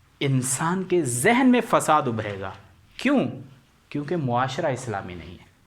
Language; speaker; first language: Urdu; non-native, local second language; Punjabi